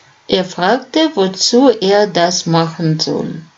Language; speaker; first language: German; non-native, fluent; Russian